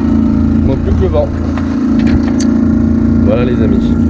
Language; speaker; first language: French; native; French